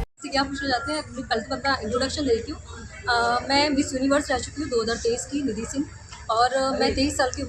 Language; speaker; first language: Hindi; native; Hindi